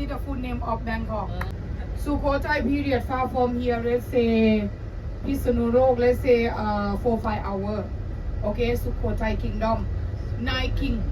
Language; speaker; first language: English; non-native, learner; Thai